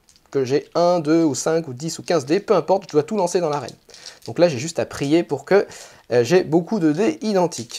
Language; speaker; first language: French; native; French